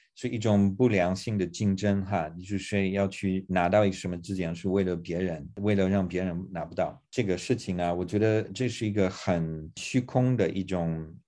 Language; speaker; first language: Chinese; non-native, fluent; English